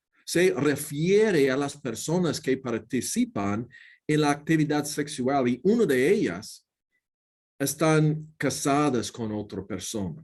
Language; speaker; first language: Spanish; non-native, learner; English